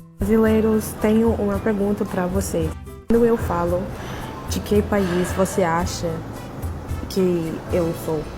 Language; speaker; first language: Portuguese; non-native, learner; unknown